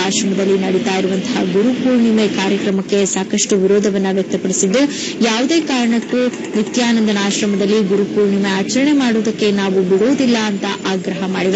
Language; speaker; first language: Kannada; native; Kannada